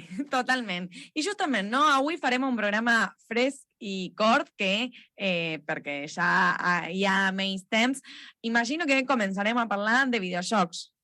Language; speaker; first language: Catalan; non-native, local second language; Spanish